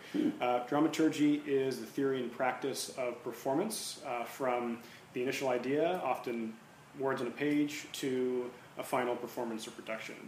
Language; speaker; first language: English; native; English